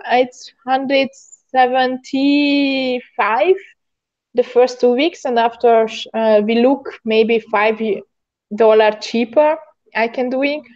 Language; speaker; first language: English; non-native, learner; Hungarian